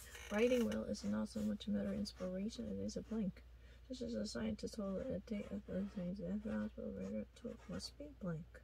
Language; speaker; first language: English; non-native, fluent; Korean